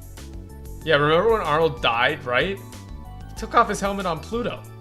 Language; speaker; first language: English; native; English